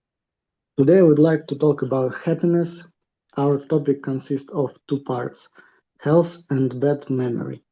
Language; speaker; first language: English; non-native, learner; Russian